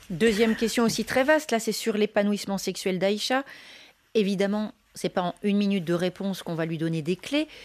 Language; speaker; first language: French; native; French